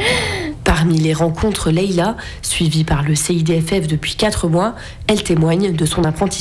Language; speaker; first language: French; native; French